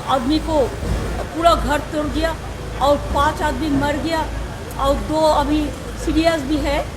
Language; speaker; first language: Hindi; non-native, local second language; Bangla